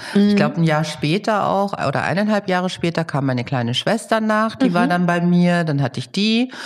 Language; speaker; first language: German; early bilingual, other home language; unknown